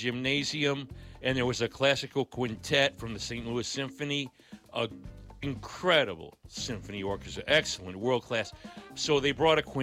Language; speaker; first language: English; non-native, local second language; Greek